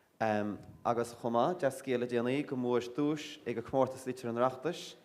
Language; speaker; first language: Irish; native; Irish